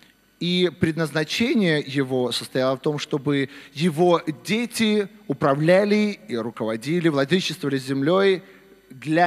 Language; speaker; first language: Russian; native; Russian